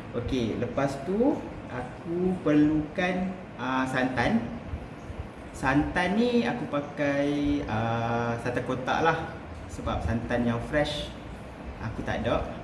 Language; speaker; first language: Malay; native; Malay